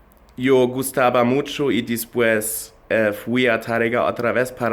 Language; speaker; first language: Spanish; non-native, learner; German